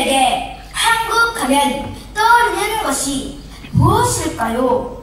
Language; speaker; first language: Korean; native; Korean